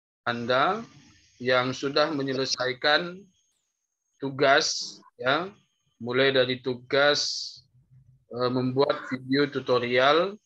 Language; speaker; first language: Indonesian; native; Indonesian